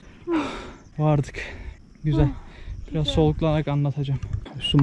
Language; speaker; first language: Turkish; native; Turkish